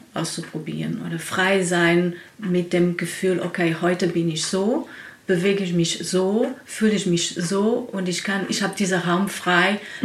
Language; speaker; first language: German; non-native, learner; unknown